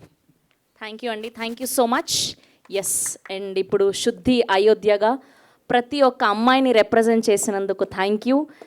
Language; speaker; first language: Telugu; native; Telugu